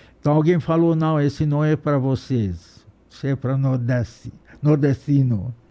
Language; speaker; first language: Portuguese; non-native, fluent; Hungarian